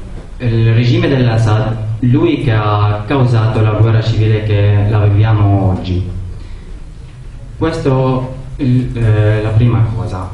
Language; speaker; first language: Italian; non-native, learner; Arabic